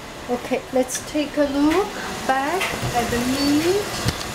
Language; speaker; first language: English; non-native, fluent; Chinese